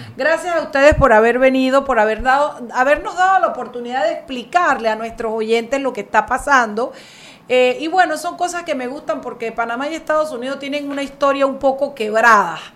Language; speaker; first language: Spanish; native; Spanish